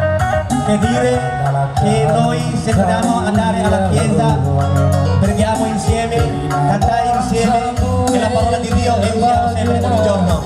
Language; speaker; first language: Italian; non-native, learner; Indonesian